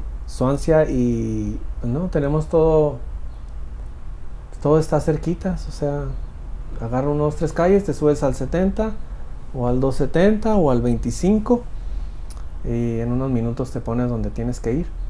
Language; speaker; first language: Spanish; native; Spanish